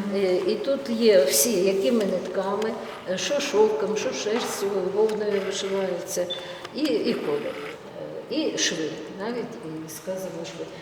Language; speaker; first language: Ukrainian; native; Ukrainian